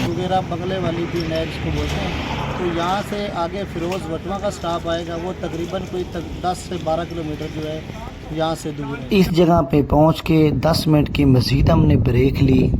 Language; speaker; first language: Urdu; non-native, local second language; Punjabi